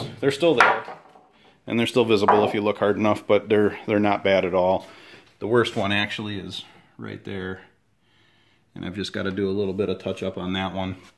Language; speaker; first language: English; native; English